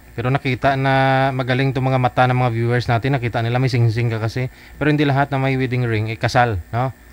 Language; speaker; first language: Filipino; native; Filipino